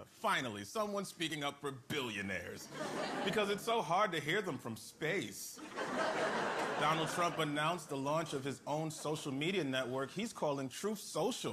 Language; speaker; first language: English; native; English